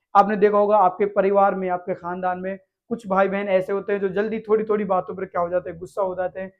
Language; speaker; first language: Hindi; native; Hindi